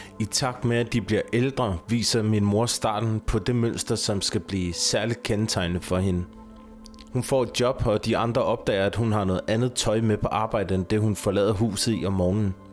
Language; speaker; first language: Danish; native; Danish